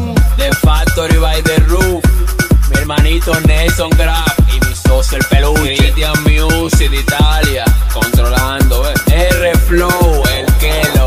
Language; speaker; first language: Spanish; native; Spanish